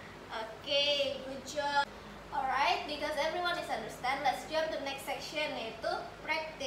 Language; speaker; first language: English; non-native, learner; Indonesian